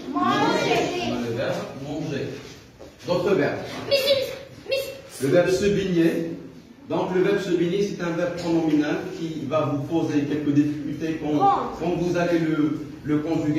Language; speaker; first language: French; non-native, local second language; Arabic